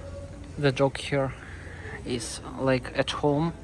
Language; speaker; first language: English; non-native, learner; Russian